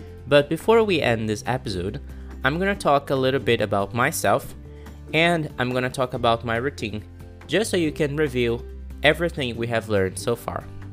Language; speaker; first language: English; non-native, fluent; Portuguese